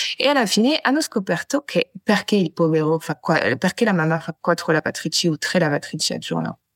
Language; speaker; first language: Italian; non-native, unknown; French